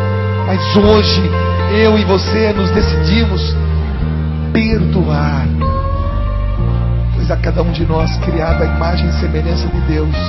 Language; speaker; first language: Portuguese; native; Portuguese